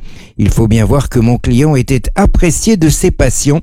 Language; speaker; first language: French; native; French